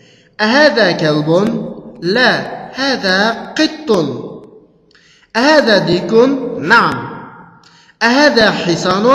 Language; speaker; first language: Arabic; non-native, fluent; Uyghur